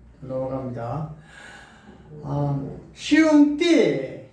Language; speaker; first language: Korean; native; Korean